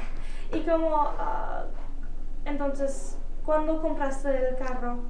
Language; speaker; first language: Spanish; early bilingual, heritage; Spanish